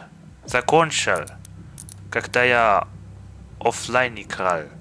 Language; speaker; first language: Russian; early bilingual, heritage; Russian